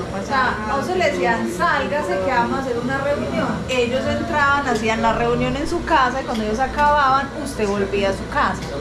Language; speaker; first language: Spanish; native; Spanish